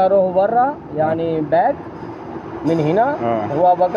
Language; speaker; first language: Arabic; non-native, learner; Hindi